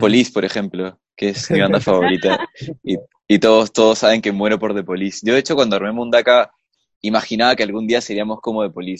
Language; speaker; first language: Spanish; native; Spanish